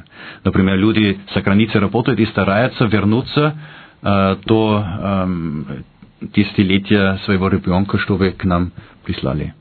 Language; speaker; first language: Russian; non-native, fluent; German